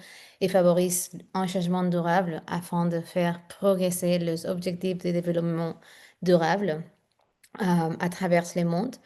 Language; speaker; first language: French; non-native, fluent; Spanish